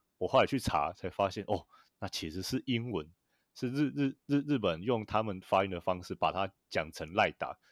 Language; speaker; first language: Chinese; native; Chinese